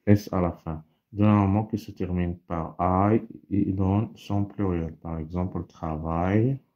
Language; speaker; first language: French; non-native, local second language; Arabic